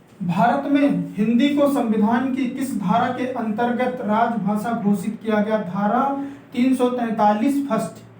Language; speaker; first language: Hindi; native; Hindi